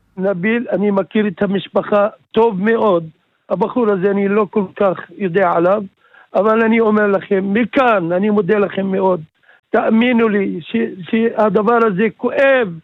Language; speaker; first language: Hebrew; non-native, local second language; Arabic